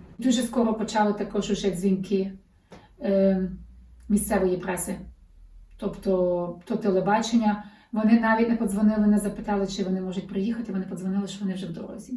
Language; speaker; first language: Ukrainian; early bilingual, heritage; Ukrainian